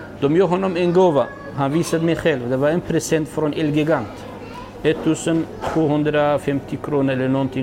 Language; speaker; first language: Swedish; non-native, learner; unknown